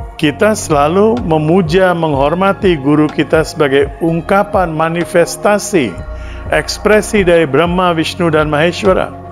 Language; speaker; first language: Indonesian; early bilingual, other home language; Sindhi